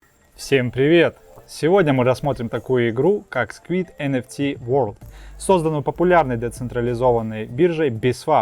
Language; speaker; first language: Russian; native; Russian